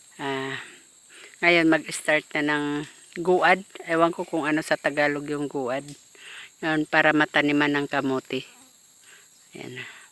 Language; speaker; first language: Filipino; non-native, local second language; Cebuano